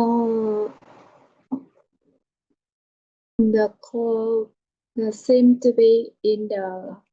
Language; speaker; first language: English; non-native, learner; Vietnamese